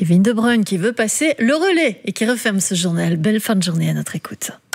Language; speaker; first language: French; native; French